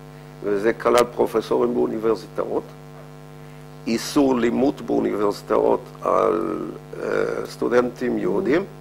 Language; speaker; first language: Hebrew; non-native, fluent; Dutch